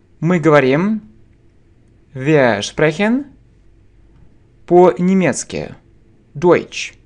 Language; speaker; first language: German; non-native, fluent; Russian